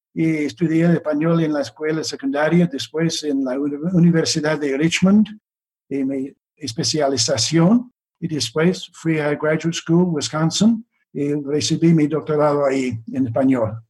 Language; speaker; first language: Spanish; non-native, fluent; English